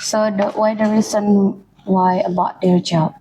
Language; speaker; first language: English; non-native, learner; Indonesian